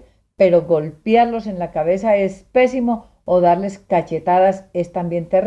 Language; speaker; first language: Spanish; native; Spanish